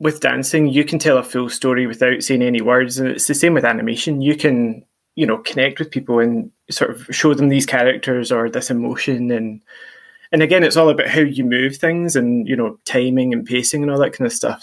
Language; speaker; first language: English; native; English